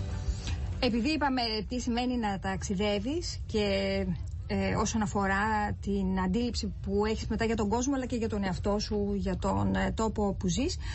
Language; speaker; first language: Greek; native; Greek